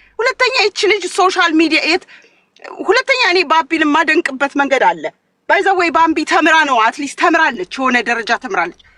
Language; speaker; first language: Amharic; native; Amharic